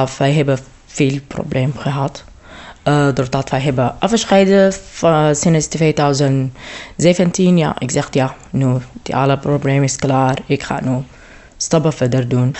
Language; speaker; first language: Dutch; non-native, learner; Arabic